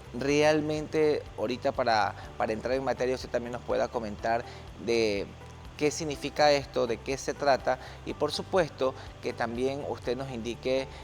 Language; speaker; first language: Spanish; native; Spanish